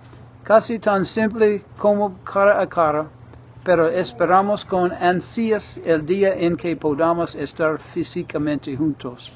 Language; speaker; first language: Spanish; non-native, fluent; English